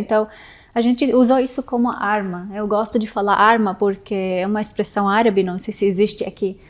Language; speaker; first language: Portuguese; non-native, fluent; Arabic